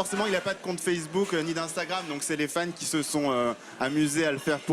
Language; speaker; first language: French; native; French